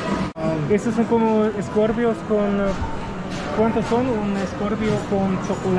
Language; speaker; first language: Spanish; non-native, learner; German